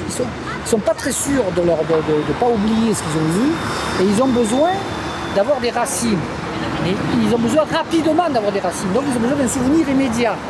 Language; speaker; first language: French; native; French